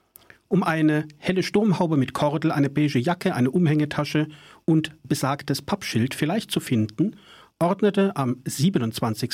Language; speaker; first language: German; native; German